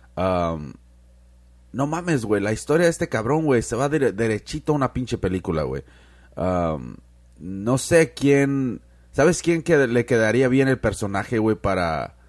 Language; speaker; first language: Spanish; early bilingual, heritage; Spanish